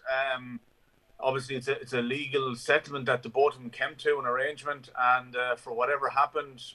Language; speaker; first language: English; native; English